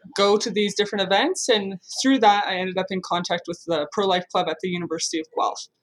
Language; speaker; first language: English; native; English